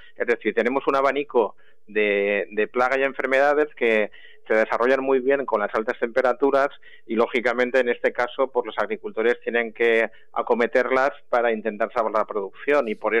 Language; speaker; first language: Spanish; native; Spanish